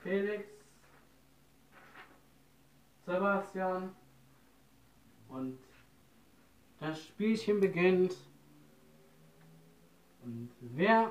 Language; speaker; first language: German; non-native, learner; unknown